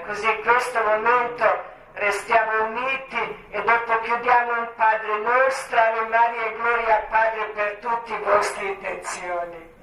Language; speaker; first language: Italian; non-native, learner; Croatian